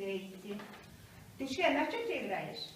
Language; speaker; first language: Russian; non-native, fluent; Mongolian